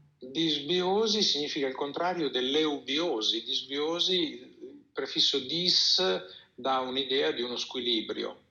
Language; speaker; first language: Italian; native; Italian